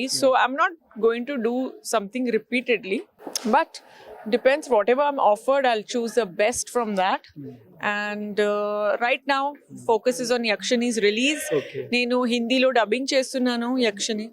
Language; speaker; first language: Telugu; non-native, local second language; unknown